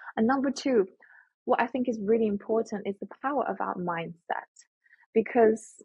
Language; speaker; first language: English; non-native, fluent; Chinese